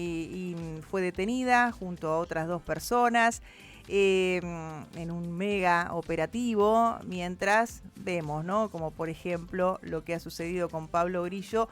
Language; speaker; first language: Spanish; native; Spanish